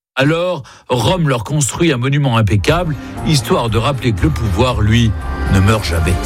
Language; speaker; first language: French; native; French